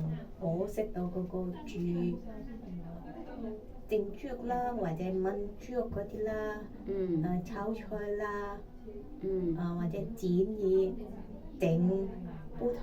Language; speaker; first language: Cantonese; non-native, fluent; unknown